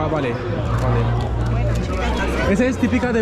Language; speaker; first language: Spanish; non-native, learner; Swahili